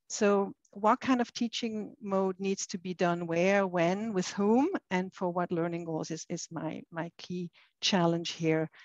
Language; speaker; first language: English; non-native, fluent; German